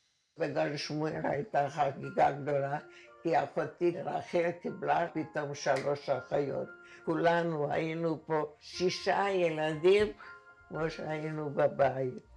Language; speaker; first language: Hebrew; non-native, fluent; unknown